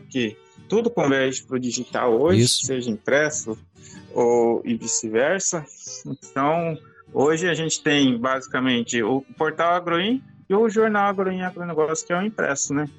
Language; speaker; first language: Portuguese; native; Portuguese